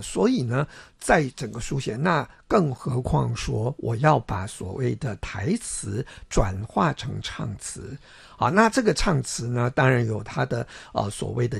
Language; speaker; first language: Chinese; non-native, local second language; Min Nan Chinese